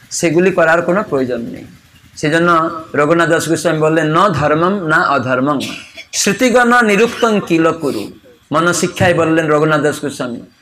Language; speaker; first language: Bangla; non-native, fluent; Odia